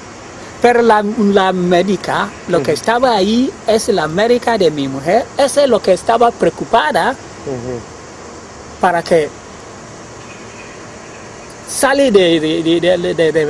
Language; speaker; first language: Spanish; non-native, learner; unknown